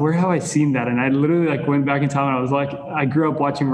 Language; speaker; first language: English; non-native, fluent; Spanish